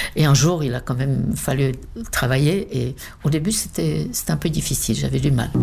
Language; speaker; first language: French; non-native, fluent; Czech